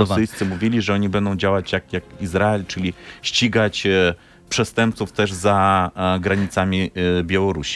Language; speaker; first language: Polish; non-native, fluent; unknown